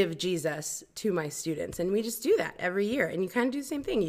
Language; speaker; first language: English; native; English